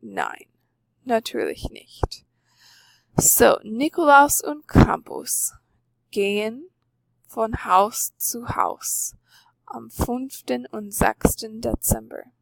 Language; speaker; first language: German; non-native, fluent; English